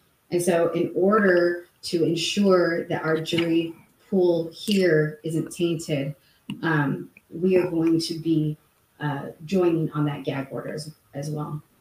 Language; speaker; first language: English; native; English